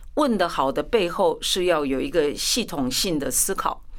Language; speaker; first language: Chinese; native; Chinese